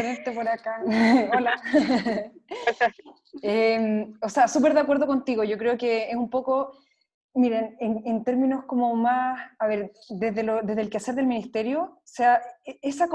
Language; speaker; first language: Spanish; native; Spanish